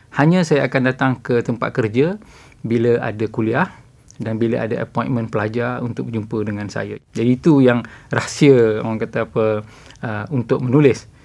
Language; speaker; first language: Malay; native; Malay